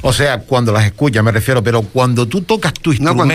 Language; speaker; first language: Spanish; native; Spanish